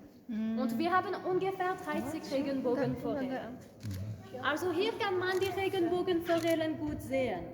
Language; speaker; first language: German; non-native, local second language; French